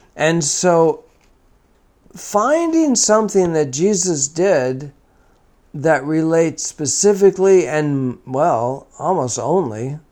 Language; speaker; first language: English; native; English